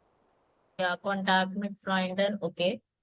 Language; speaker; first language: English; non-native, local second language; Hindi